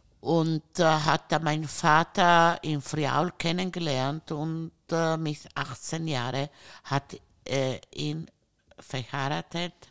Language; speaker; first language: German; non-native, learner; Italian